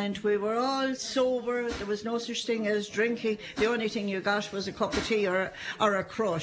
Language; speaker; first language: English; native; English